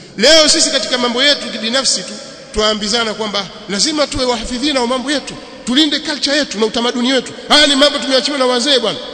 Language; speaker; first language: Swahili; native; Swahili